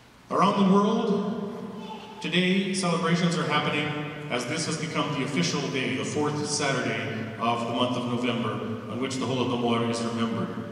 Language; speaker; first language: English; early bilingual, other home language; Ukrainian